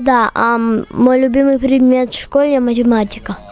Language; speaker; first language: Russian; early bilingual, heritage; English